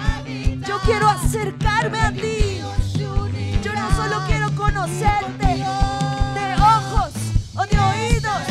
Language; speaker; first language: Spanish; native; Spanish